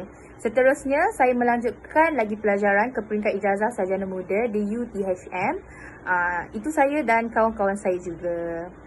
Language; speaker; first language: Malay; native; Malay